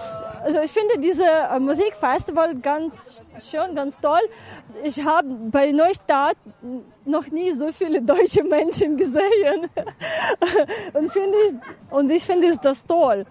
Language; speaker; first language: German; non-native, fluent; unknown